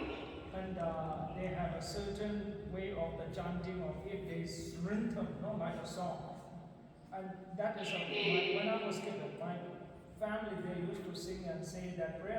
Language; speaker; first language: English; non-native, fluent; Tibetan